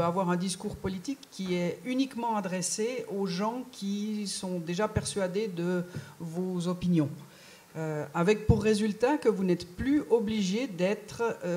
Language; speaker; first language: French; native; French